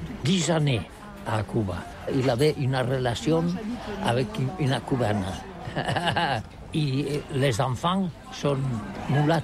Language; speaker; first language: French; non-native, learner; Catalan